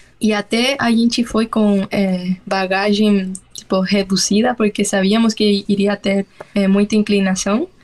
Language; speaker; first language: Portuguese; non-native, fluent; Spanish